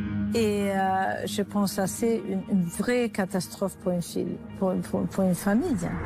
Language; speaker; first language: French; non-native, learner; Swedish